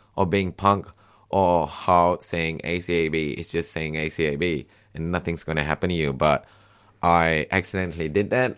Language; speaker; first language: English; non-native, local second language; Malay